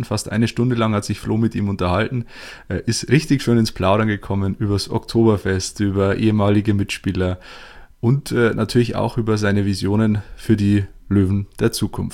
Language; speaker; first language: German; native; German